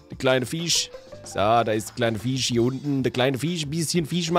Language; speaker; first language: German; native; German